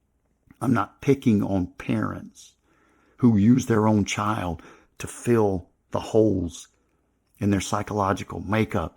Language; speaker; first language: English; native; English